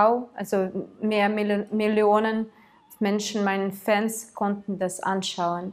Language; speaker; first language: German; non-native, fluent; Tatar